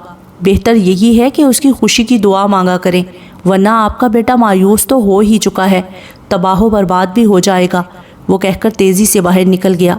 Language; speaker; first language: Urdu; native; Urdu